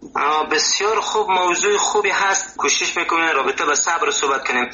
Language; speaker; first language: Persian; native; Persian